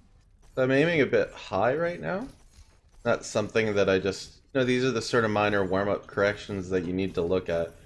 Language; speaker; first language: English; native; English